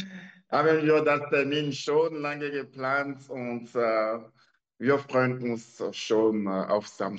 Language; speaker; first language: German; non-native, learner; French